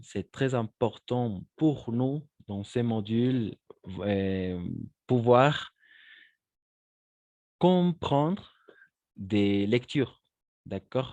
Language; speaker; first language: French; non-native, fluent; Spanish